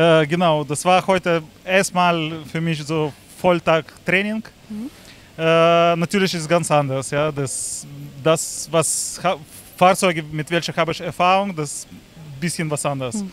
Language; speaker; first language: German; non-native, learner; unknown